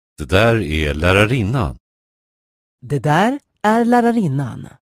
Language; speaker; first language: Swedish; non-native, fluent; Persian